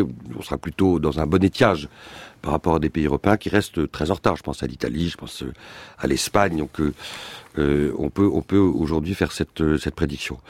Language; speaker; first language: French; native; French